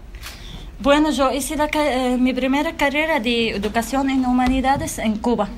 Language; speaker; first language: Spanish; non-native, fluent; Arabic